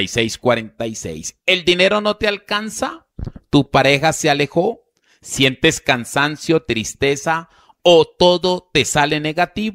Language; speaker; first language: Spanish; native; Spanish